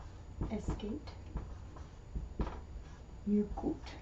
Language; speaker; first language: German; non-native, learner; English